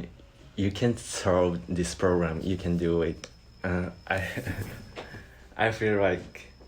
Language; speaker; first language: English; non-native, learner; Japanese